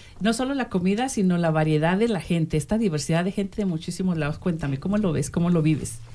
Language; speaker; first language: Spanish; native; Spanish